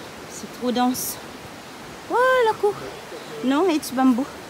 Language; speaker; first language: French; non-native, learner; Cebuano